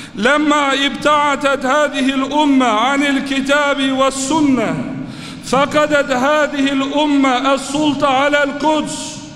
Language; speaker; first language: Arabic; non-native, fluent; Turkish